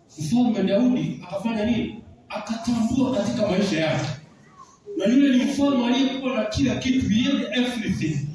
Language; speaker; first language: Swahili; non-native, local second language; Gusii